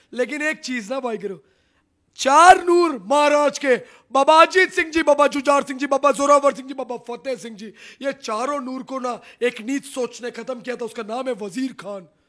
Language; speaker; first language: Hindi; non-native, local second language; Punjabi